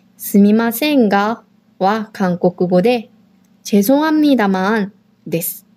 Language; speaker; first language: Japanese; non-native, fluent; Korean